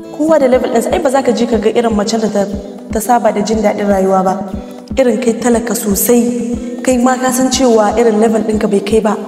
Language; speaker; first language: Hausa; non-native, local second language; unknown